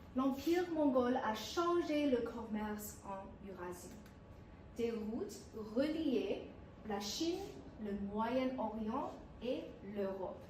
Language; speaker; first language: French; non-native, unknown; English